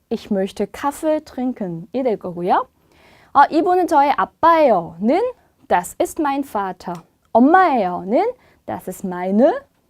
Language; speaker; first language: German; non-native, fluent; Korean